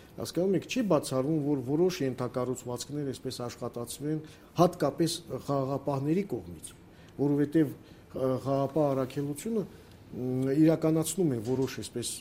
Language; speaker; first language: Armenian; native; Armenian